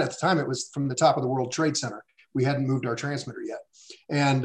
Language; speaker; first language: English; native; English